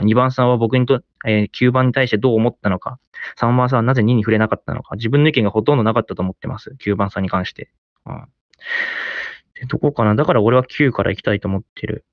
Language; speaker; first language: Japanese; native; Japanese